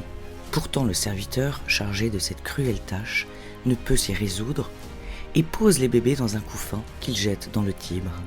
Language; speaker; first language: French; native; French